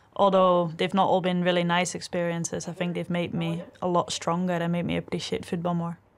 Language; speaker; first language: English; non-native, fluent; Dutch